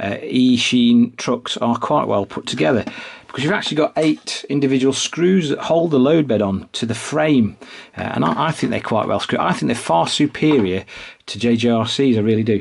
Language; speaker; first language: English; native; English